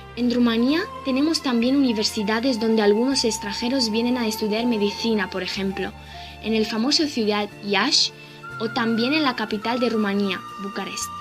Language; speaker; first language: Spanish; non-native, fluent; Romanian